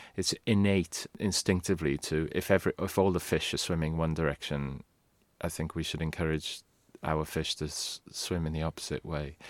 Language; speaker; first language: English; non-native, local second language; Welsh